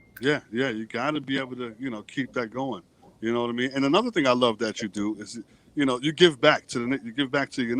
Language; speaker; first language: English; native; English